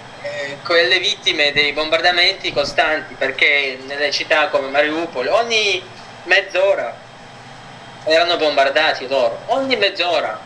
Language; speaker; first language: Italian; non-native, fluent; Ukrainian